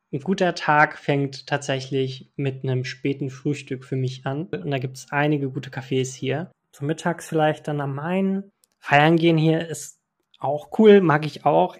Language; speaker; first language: German; early bilingual, other home language; Turkish